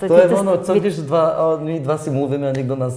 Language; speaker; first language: Czech; non-native, learner; Bulgarian